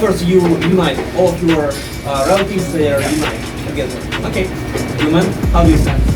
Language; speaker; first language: English; non-native, learner; Russian